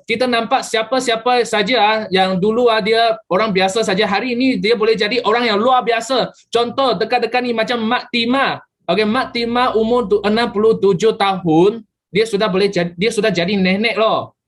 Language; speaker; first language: Malay; native; Malay